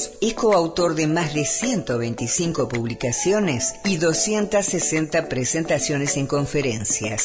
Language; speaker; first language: Spanish; native; Spanish